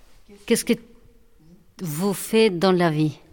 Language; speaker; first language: French; non-native, learner; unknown